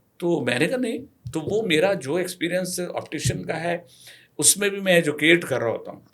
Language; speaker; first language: Urdu; native; Urdu